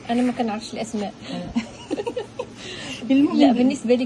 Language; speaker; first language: Arabic; native; Arabic